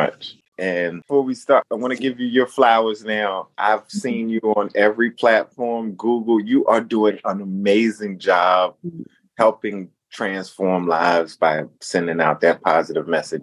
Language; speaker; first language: English; native; English